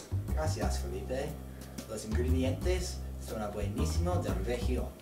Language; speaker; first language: Spanish; non-native, learner; English